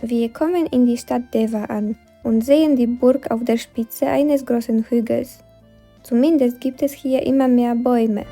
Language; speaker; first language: German; non-native, fluent; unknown